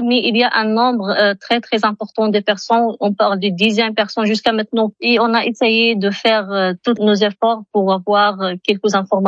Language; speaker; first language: French; non-native, local second language; Arabic